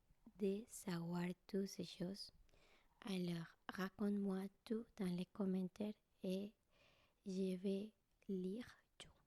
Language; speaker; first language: French; non-native, learner; Spanish